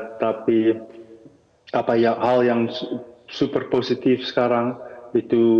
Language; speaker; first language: Indonesian; early bilingual, heritage; Dutch